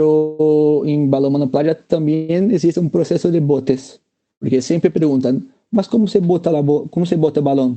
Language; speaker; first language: Spanish; non-native, fluent; Portuguese